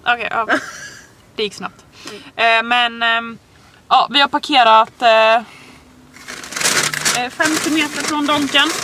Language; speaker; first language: Swedish; native; Swedish